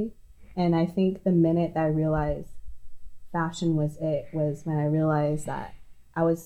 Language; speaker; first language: English; non-native, local second language; Cantonese